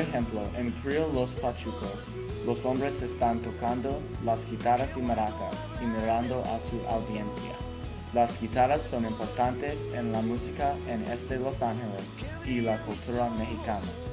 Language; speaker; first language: Spanish; non-native, learner; English